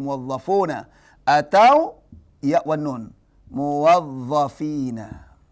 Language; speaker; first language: Arabic; non-native, fluent; Indonesian